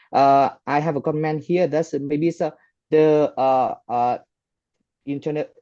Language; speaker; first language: English; non-native, fluent; Vietnamese